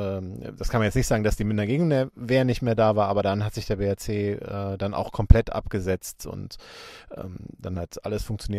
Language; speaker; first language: German; native; German